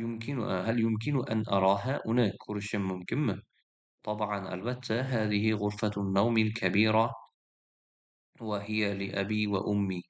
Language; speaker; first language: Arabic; non-native, fluent; Uzbek